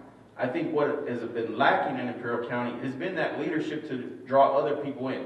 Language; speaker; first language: English; native; English